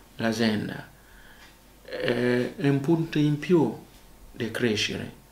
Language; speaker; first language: Italian; non-native, learner; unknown